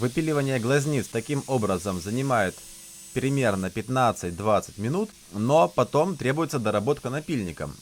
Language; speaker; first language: Russian; native; Russian